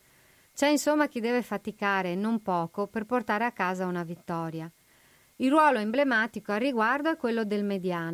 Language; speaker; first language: Italian; native; Italian